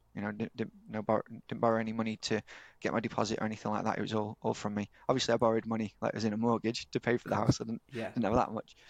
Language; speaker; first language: English; native; English